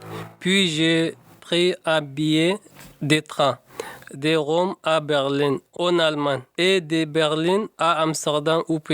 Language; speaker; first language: French; non-native, learner; Tigrinya